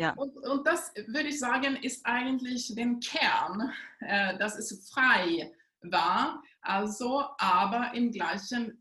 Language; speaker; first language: German; non-native, fluent; Swedish